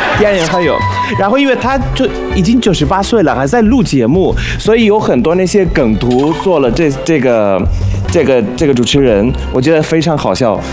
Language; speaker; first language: Chinese; non-native, fluent; Spanish